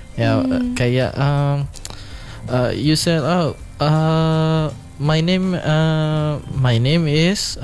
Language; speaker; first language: English; non-native, fluent; Indonesian